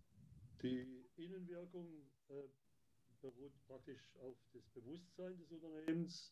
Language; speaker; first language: German; native; German